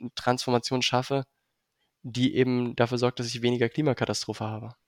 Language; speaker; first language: German; native; German